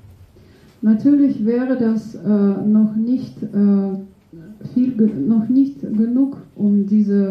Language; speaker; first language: German; non-native, fluent; Russian